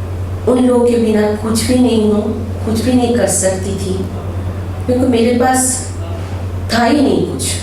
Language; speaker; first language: Hindi; non-native, local second language; Bangla